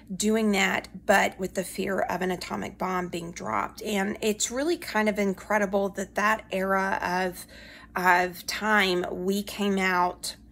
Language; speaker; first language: English; native; English